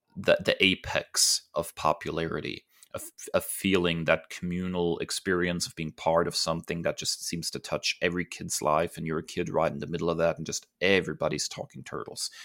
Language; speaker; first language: English; early bilingual, other home language; German